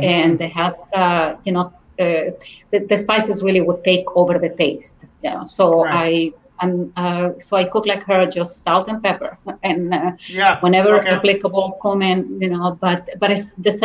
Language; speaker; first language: English; non-native, fluent; Spanish